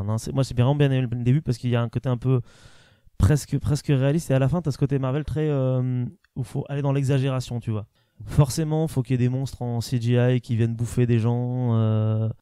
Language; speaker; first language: French; native; French